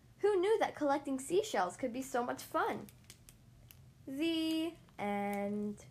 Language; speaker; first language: English; native; English